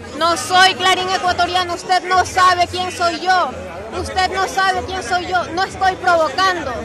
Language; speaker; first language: Spanish; native; Spanish